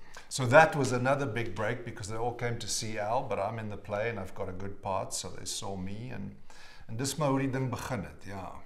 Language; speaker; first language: English; non-native, local second language; Afrikaans